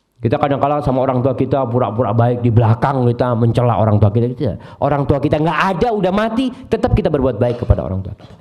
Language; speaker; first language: Indonesian; native; Indonesian